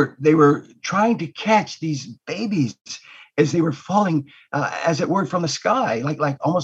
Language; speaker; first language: English; native; English